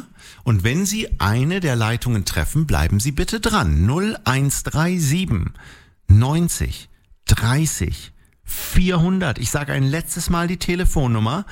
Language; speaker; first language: German; native; German